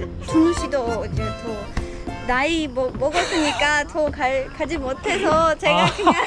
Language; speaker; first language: Korean; non-native, fluent; Armenian